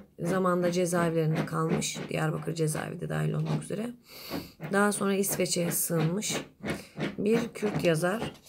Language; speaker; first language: Turkish; native; Turkish